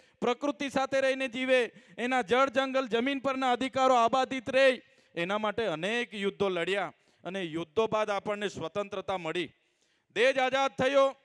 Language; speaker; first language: Gujarati; non-native, local second language; Vasavi